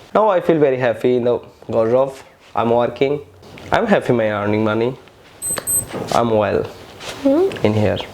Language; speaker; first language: English; non-native, local second language; Bangla